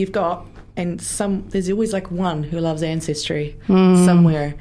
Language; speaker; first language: English; native; English